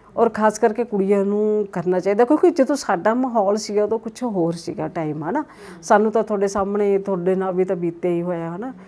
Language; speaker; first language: Punjabi; native; Punjabi